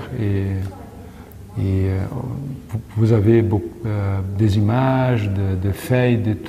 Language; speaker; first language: French; non-native, learner; Portuguese